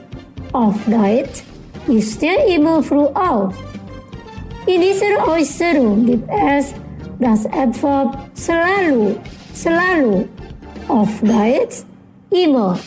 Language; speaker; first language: German; non-native, fluent; Indonesian